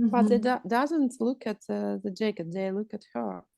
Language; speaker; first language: English; non-native, learner; Russian